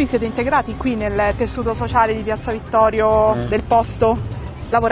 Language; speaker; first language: Italian; native; Italian